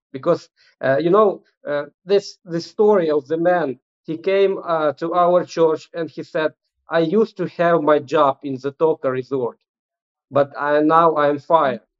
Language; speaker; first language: English; non-native, fluent; Ukrainian